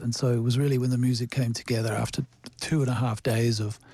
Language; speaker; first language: English; native; English